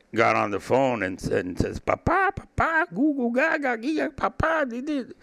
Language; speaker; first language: English; early bilingual, other home language; Spanish